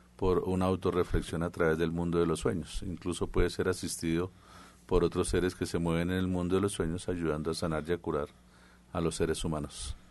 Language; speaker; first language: Spanish; native; Spanish